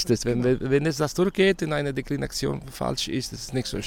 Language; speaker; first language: German; non-native, fluent; Spanish